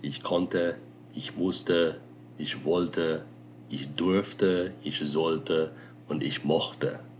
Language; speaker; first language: German; non-native, fluent; English